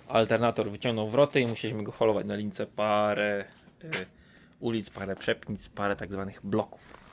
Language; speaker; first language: Polish; native; Polish